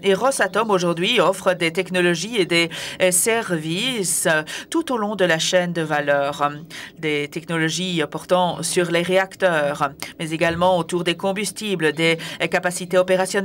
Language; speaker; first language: French; native; French